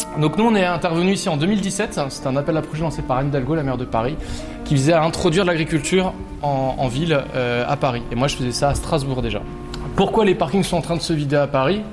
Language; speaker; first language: French; native; French